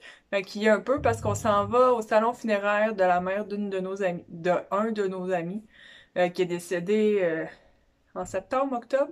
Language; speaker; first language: French; native; French